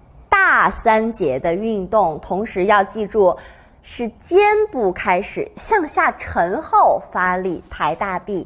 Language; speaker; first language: Chinese; native; Chinese